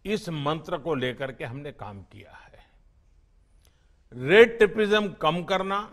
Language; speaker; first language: Hindi; non-native, local second language; Gujarati